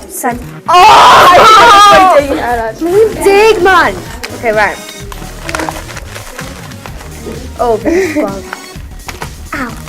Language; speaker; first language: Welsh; non-native, local second language; English